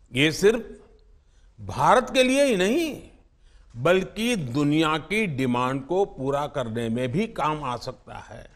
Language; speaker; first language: Hindi; non-native, local second language; Gujarati